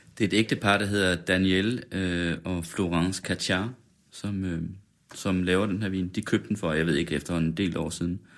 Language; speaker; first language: Danish; native; Danish